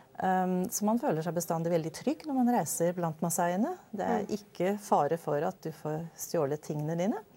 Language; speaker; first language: Norwegian; early bilingual, other home language; Danish